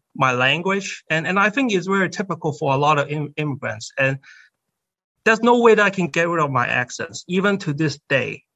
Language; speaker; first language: English; non-native, fluent; Cantonese